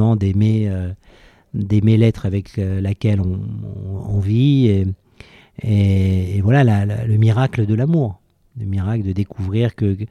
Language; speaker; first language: French; native; French